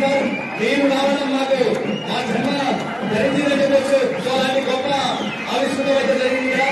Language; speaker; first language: Telugu; native; Telugu